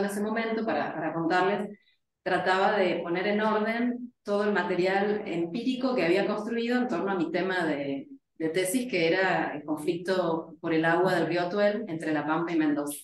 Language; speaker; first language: Spanish; native; Spanish